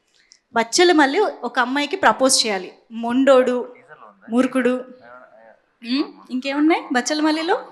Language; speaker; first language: Telugu; native; Telugu